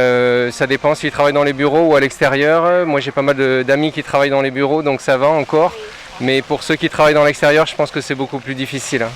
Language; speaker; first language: French; native; French